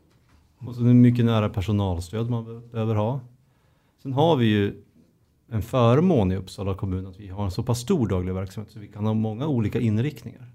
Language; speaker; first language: Swedish; native; Swedish